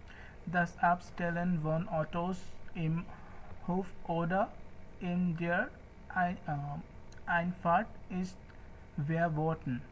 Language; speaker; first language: German; non-native, learner; Bangla